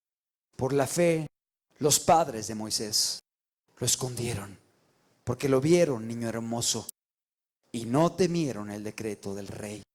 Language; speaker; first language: Spanish; native; Spanish